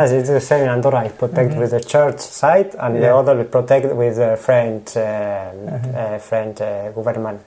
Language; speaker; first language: English; non-native, learner; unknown